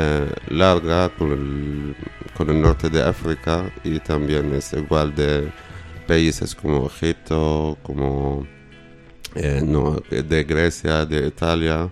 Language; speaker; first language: Spanish; non-native, learner; Arabic